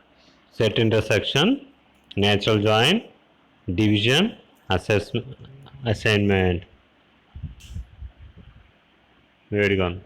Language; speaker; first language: English; non-native, local second language; Telugu